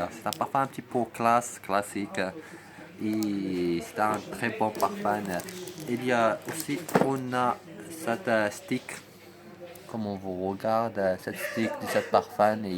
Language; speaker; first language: French; non-native, learner; Arabic